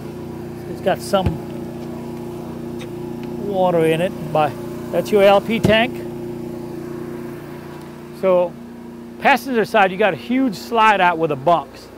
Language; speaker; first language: English; non-native, fluent; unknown